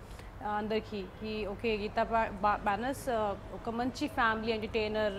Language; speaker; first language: Telugu; non-native, local second language; Hindi